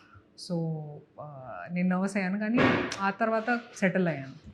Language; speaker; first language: Telugu; non-native, local second language; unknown